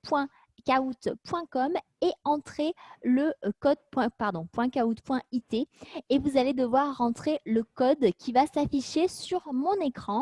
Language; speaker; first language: French; native; French